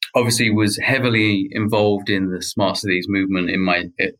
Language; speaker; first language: English; native; English